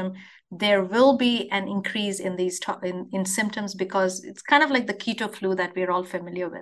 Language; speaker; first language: English; non-native, local second language; Telugu